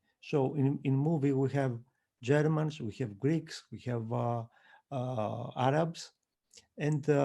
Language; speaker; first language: English; non-native, fluent; Greek